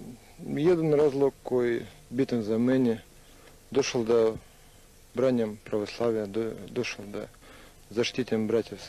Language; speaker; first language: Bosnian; non-native, learner; Russian